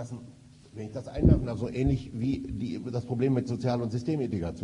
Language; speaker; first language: German; native; German